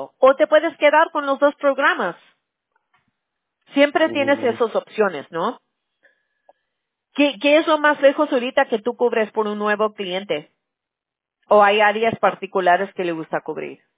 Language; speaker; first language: Spanish; early bilingual, heritage; Spanish